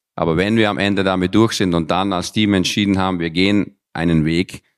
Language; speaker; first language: German; early bilingual, other home language; Dutch